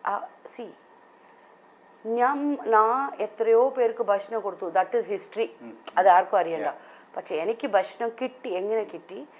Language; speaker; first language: Malayalam; non-native, local second language; Tamil